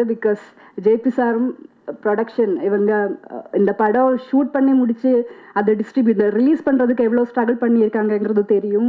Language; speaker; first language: Tamil; non-native, fluent; Malayalam